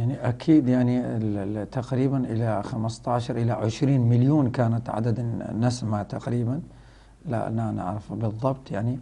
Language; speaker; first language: Arabic; non-native, fluent; Rohingya